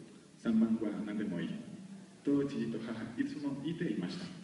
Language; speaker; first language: Japanese; non-native, learner; Spanish